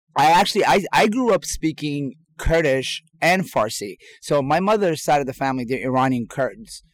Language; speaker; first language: English; non-native, fluent; Persian